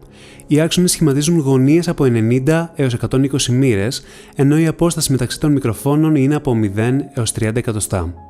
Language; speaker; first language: Greek; native; Greek